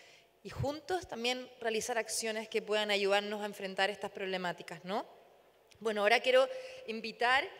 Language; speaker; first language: Spanish; native; Spanish